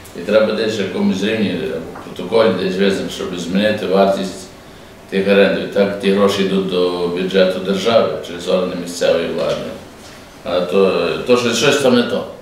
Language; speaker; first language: Ukrainian; native; Ukrainian